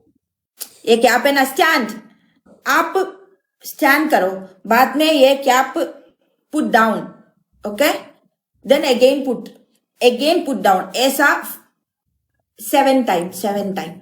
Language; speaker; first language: Hindi; non-native, learner; Malayalam